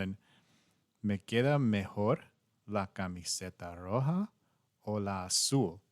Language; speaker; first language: Spanish; non-native, learner; English